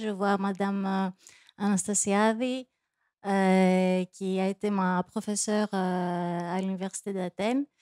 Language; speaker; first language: French; non-native, fluent; Greek